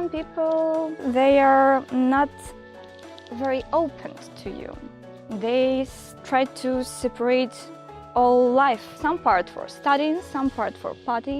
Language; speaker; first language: English; non-native, learner; Ukrainian